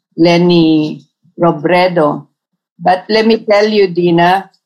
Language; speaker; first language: English; non-native, local second language; Tausug